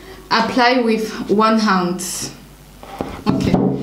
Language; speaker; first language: English; non-native, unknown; Rundi